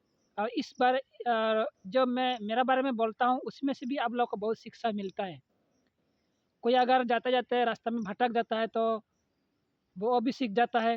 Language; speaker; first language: Hindi; non-native, local second language; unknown